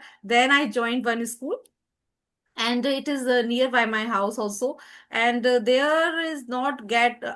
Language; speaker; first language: English; non-native, learner; Hindi